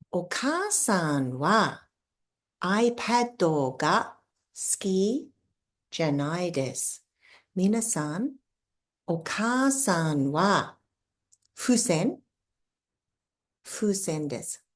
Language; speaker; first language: Japanese; non-native, fluent; English